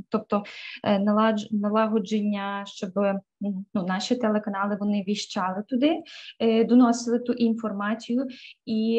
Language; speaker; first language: Ukrainian; native; Ukrainian